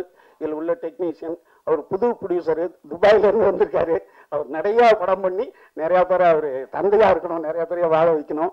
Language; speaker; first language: Tamil; native; Tamil